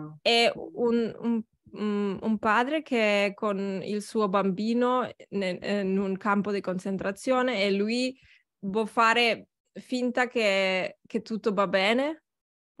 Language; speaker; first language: Italian; non-native, learner; Catalan